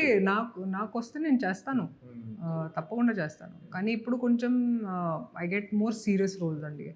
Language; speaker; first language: Telugu; non-native, fluent; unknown